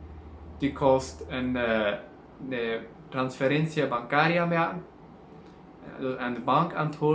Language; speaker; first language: German; non-native, learner; Plautdietsch